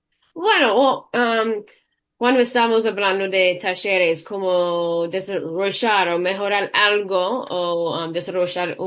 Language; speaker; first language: Spanish; early bilingual, heritage; Spanish